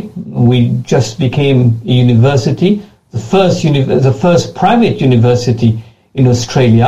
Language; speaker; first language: English; non-native, fluent; French